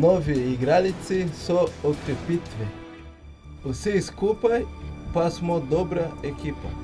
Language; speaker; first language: Slovenian; non-native, learner; Portuguese